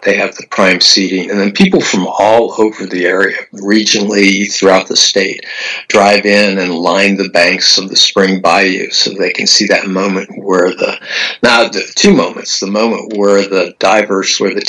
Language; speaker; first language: English; native; English